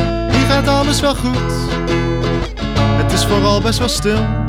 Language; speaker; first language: Dutch; native; Dutch